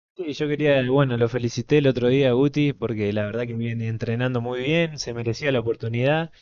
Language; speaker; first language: Spanish; native; Spanish